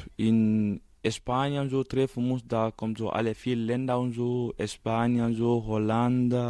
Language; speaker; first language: German; non-native, fluent; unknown